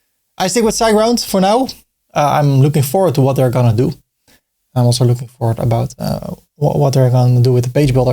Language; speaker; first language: English; non-native, fluent; Dutch